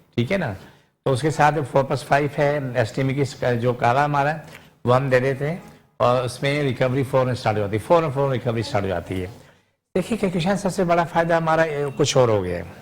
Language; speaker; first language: Urdu; non-native, local second language; Punjabi